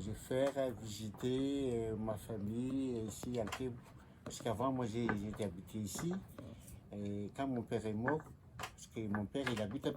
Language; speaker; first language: French; non-native, local second language; Malagasy